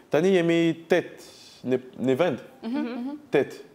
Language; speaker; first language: Albanian; non-native, learner; French